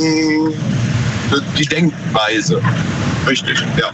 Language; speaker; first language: German; native; German